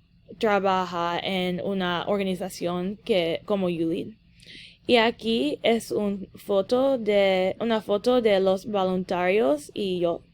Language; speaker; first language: Spanish; early bilingual, heritage; English